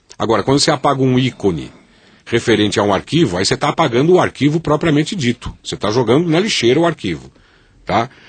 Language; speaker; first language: Portuguese; native; Portuguese